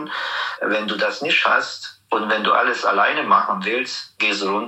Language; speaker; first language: German; non-native, fluent; Hungarian